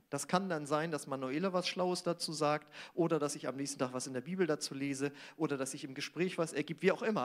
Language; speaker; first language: German; native; German